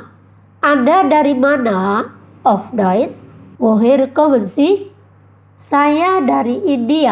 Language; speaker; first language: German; non-native, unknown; Indonesian